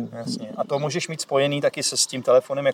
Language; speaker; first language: Czech; native; Czech